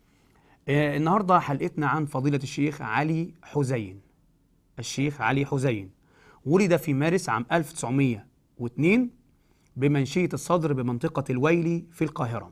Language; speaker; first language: Arabic; native; Arabic